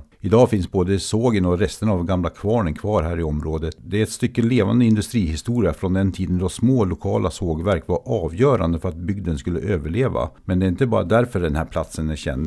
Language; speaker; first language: Swedish; native; Swedish